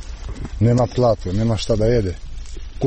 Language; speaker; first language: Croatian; non-native, local second language; Albanian